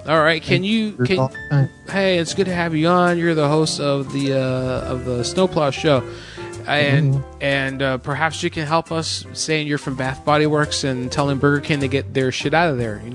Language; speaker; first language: English; early bilingual, other home language; Spanish